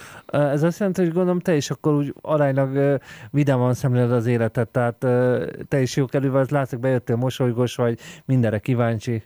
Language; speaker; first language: Hungarian; native; Hungarian